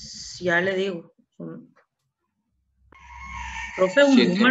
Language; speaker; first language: Spanish; native; Spanish